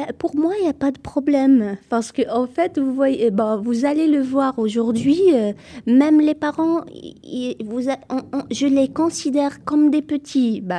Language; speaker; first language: French; non-native, local second language; Kabyle